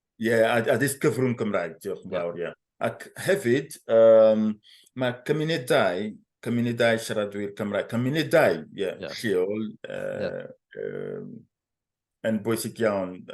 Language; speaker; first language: Welsh; non-native, fluent; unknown